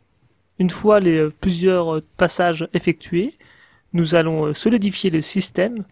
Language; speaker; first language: French; native; French